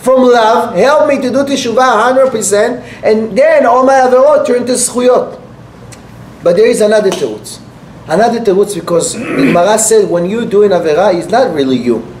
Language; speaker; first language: English; non-native, fluent; Hebrew